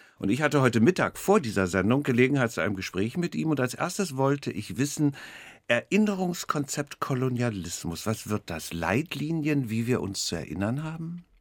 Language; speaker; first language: German; native; German